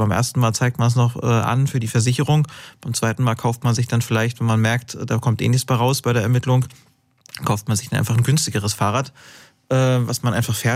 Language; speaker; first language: German; native; German